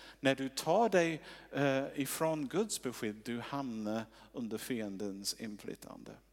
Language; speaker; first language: Swedish; non-native, fluent; English